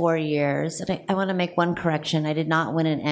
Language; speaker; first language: English; native; English